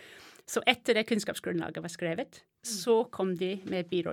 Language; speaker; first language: Norwegian; non-native, fluent; English